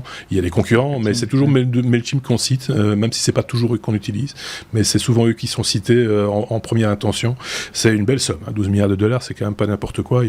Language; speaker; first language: French; native; French